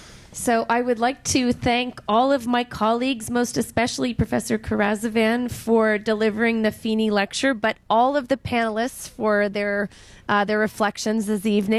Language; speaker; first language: English; native; English